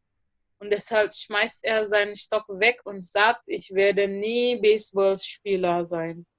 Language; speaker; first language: German; non-native, fluent; Indonesian